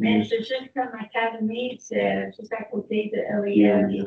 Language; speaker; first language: French; non-native, local second language; English